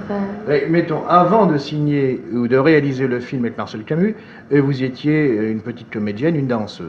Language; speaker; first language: French; native; French